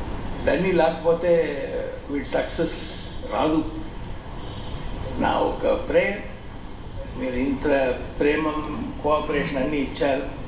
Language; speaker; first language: Telugu; non-native, learner; Tamil